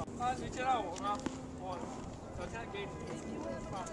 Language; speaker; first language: Chinese; non-native, learner; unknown